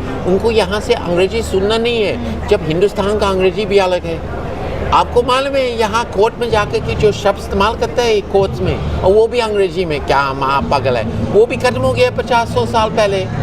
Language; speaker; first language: Hindi; non-native, learner; English